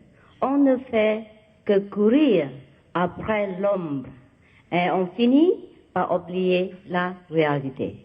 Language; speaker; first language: French; non-native, fluent; Vietnamese